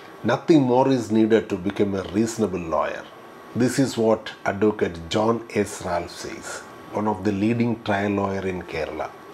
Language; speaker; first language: English; non-native, local second language; Malayalam